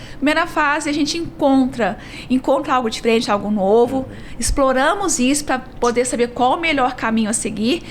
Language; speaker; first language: Portuguese; native; Portuguese